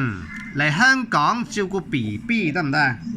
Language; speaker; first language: Cantonese; native; Cantonese